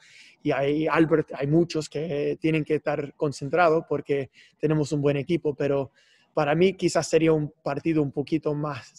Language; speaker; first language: Spanish; non-native, fluent; English